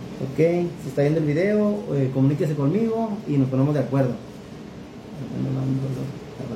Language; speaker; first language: Spanish; native; Spanish